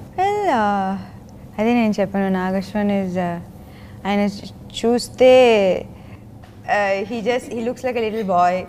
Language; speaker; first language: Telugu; non-native, fluent; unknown